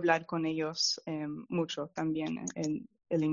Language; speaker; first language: Spanish; non-native, fluent; English